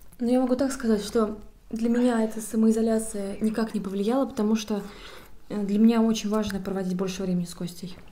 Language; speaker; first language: Russian; native; Russian